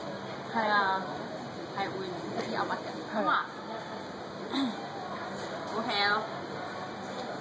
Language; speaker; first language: Chinese; non-native, local second language; English